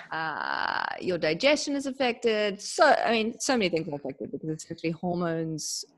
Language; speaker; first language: English; native; English